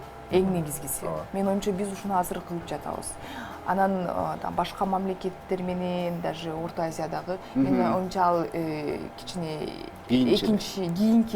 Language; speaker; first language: Kyrgyz; non-native, local second language; Russian